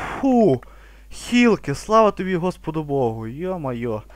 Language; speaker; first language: Ukrainian; native; Ukrainian